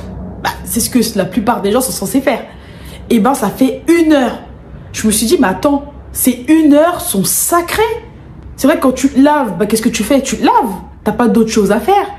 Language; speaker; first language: French; native; French